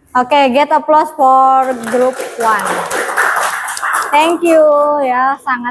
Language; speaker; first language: English; non-native, learner; Indonesian